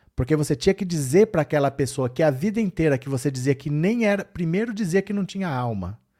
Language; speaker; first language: Portuguese; native; Portuguese